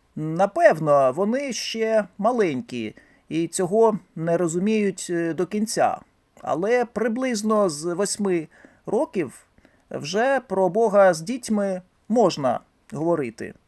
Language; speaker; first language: Ukrainian; native; Ukrainian